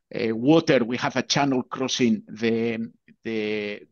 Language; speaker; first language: English; non-native, fluent; Spanish